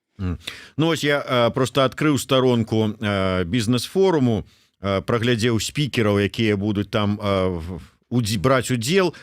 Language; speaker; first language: Belarusian; native; Belarusian